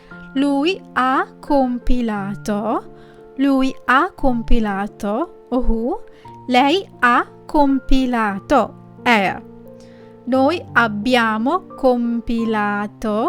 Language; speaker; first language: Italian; non-native, fluent; Sinhala